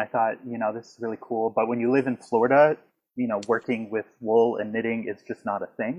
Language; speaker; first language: English; native; English